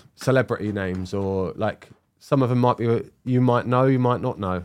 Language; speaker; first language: English; native; English